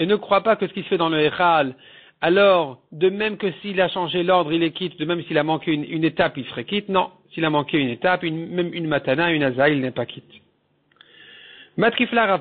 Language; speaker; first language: French; native; French